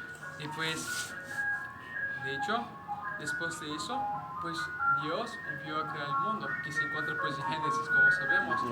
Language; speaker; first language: Spanish; native; Spanish